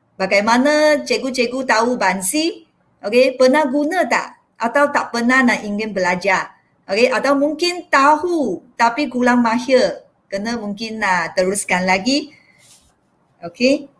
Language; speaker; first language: Malay; non-native, local second language; Chinese